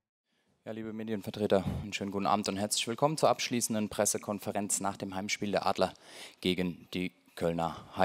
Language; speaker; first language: German; native; German